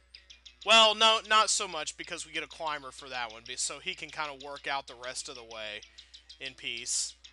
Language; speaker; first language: English; native; English